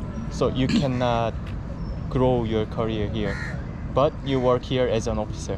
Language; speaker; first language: English; non-native, fluent; Korean